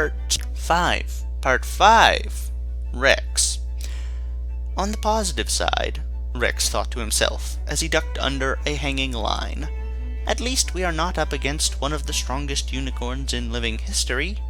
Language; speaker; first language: English; native; English